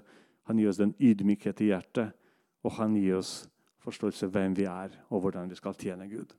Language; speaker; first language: Norwegian; non-native, fluent; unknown